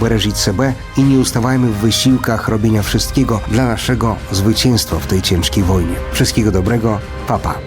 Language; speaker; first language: Polish; non-native, fluent; Ukrainian